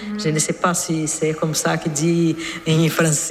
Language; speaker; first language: French; non-native, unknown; Portuguese